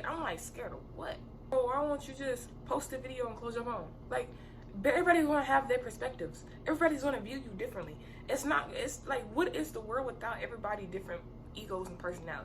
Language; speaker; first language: English; native; English